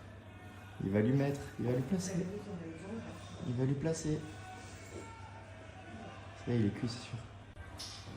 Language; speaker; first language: French; native; French